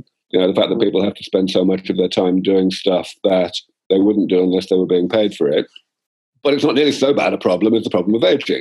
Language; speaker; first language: English; native; English